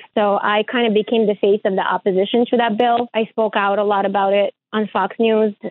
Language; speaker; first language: English; early bilingual, other home language; Ukrainian